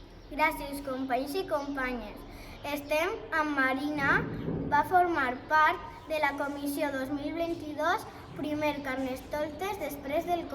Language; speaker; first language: Catalan; non-native, local second language; Spanish